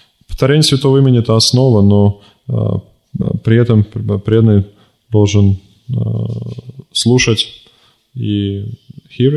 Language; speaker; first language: Russian; native; Russian